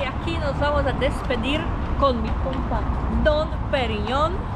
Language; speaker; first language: Spanish; non-native, fluent; Portuguese